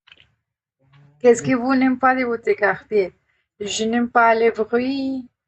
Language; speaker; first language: French; non-native, learner; Spanish